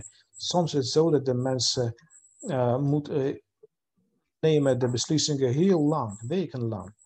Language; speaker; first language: Dutch; non-native, fluent; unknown